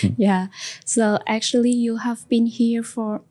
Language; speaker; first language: English; non-native, fluent; Vietnamese